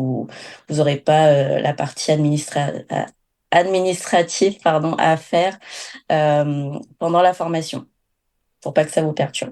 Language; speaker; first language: French; native; French